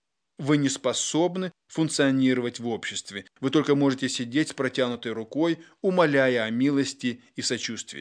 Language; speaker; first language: Russian; native; Russian